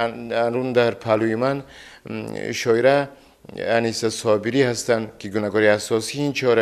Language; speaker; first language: Persian; native; Persian